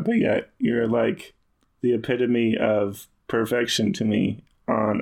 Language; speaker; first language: English; native; English